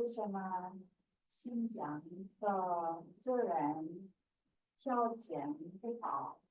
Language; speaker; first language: Chinese; non-native, fluent; English